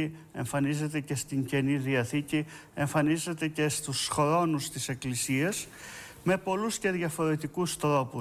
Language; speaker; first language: Greek; native; Greek